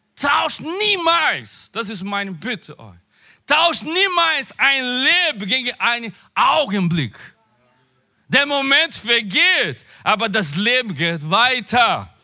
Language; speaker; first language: German; non-native, learner; Portuguese